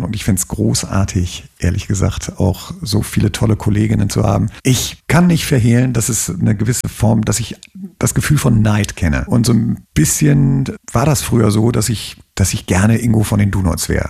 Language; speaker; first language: German; native; German